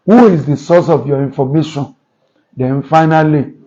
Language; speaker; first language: English; non-native, local second language; Yoruba